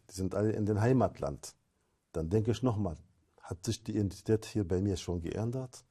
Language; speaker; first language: German; non-native, fluent; Arabic